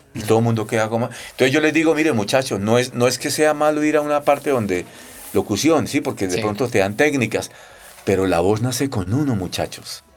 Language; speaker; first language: Spanish; native; Spanish